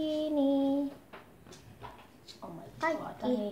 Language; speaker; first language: Finnish; early bilingual, other home language; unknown